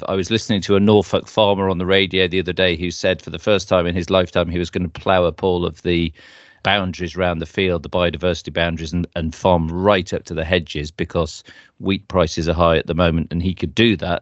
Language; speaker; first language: English; native; English